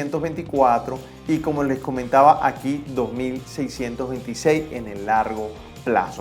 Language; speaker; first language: Spanish; native; Spanish